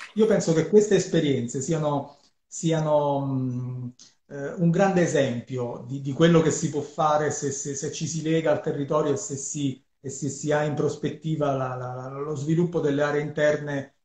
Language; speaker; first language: Italian; native; Italian